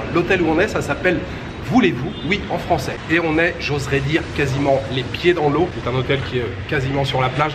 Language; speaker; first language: French; native; French